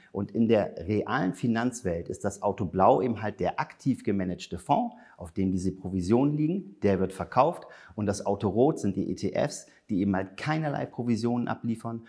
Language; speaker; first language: German; native; German